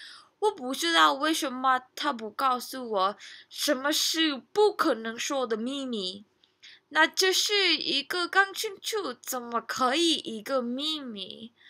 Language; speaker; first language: Chinese; non-native, learner; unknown